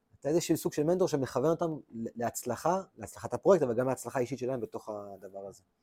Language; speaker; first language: Hebrew; native; Hebrew